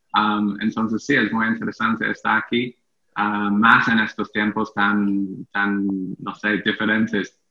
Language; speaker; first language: Spanish; non-native, fluent; English